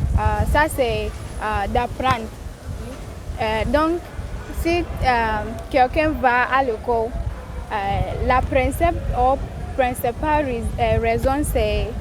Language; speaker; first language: French; non-native, learner; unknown